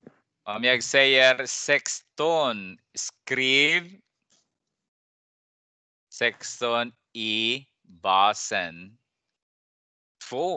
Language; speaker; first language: Swedish; non-native, fluent; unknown